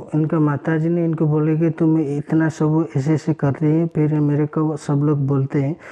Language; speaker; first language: Hindi; non-native, local second language; Odia